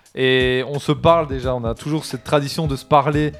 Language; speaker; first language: French; native; French